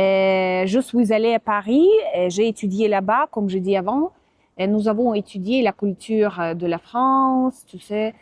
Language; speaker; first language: French; non-native, fluent; Russian